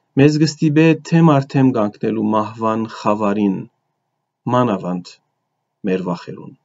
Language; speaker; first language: Armenian; early bilingual, heritage; Armenian